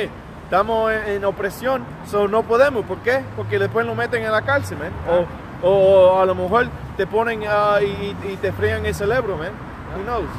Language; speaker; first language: Spanish; early bilingual, heritage; Spanish